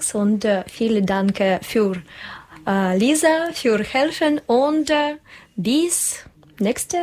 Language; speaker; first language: German; non-native, learner; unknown